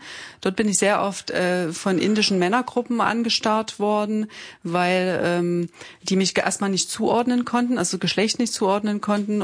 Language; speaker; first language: German; native; German